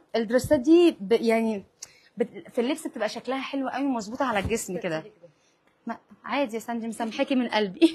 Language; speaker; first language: Arabic; native; Arabic